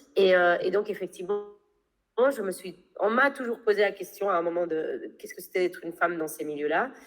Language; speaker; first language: French; non-native, fluent; Spanish